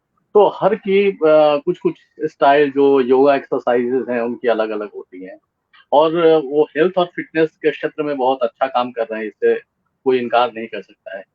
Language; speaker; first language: Hindi; native; Hindi